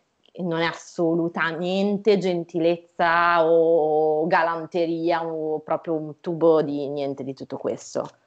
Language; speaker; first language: Italian; native; Italian